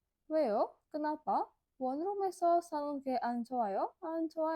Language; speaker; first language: Korean; non-native, learner; Indonesian